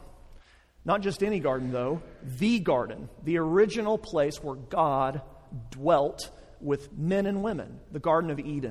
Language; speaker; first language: English; native; English